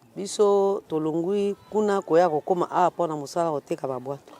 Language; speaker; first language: Lingala; native; Lingala